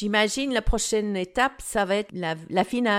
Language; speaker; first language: French; non-native, fluent; English